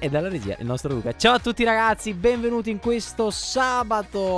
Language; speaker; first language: Italian; native; Italian